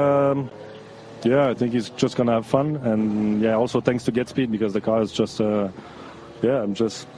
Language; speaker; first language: English; non-native, fluent; French